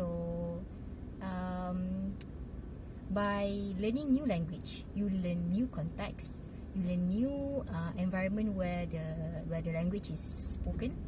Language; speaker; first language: English; non-native, local second language; Malay